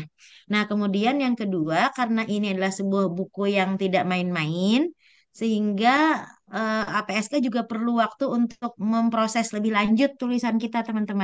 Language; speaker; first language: Indonesian; native; Indonesian